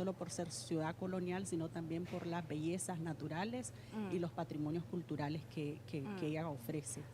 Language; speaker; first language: Spanish; native; Spanish